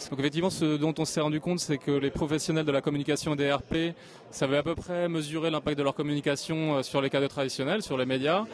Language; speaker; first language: French; native; French